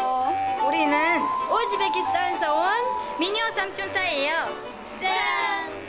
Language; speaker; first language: Korean; non-native, learner; Uzbek